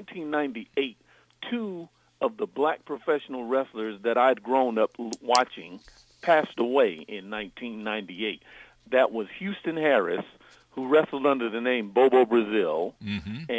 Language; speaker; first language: English; native; English